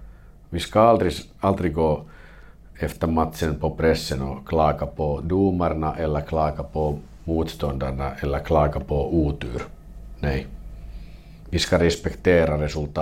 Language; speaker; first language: Swedish; non-native, learner; Finnish